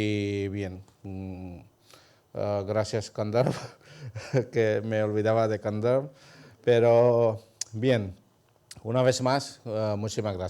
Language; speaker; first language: Spanish; non-native, fluent; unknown